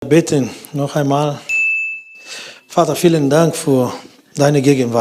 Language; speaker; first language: German; non-native, fluent; Portuguese